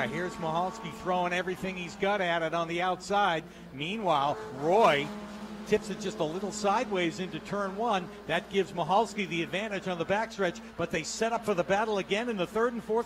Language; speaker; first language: English; native; English